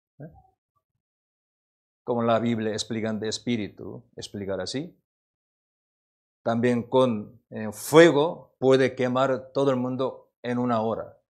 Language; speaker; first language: Spanish; non-native, learner; Korean